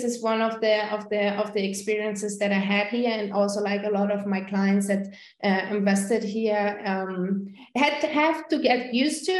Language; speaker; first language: English; non-native, fluent; German